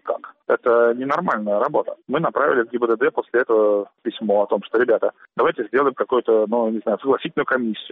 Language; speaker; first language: Russian; native; Russian